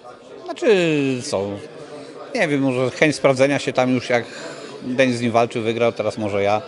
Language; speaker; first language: Polish; native; Polish